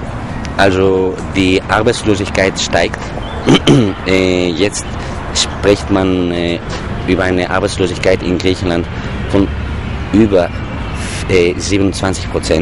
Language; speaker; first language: German; non-native, fluent; Greek